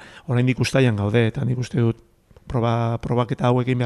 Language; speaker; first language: Basque; native; Basque